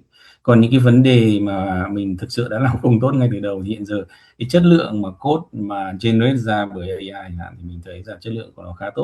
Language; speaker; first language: Vietnamese; native; Vietnamese